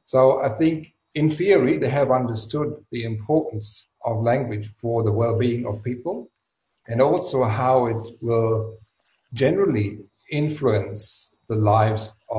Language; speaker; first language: English; non-native, fluent; German